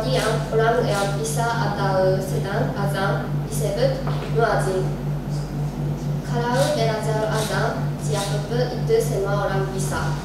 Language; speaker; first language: Indonesian; non-native, learner; Japanese